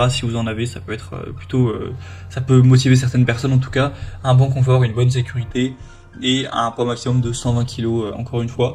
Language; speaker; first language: French; native; French